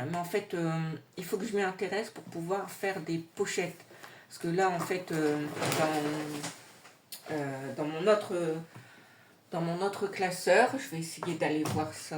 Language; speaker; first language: French; native; French